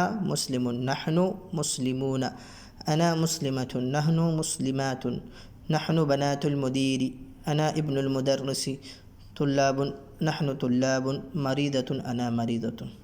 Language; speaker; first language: Arabic; non-native, fluent; Urdu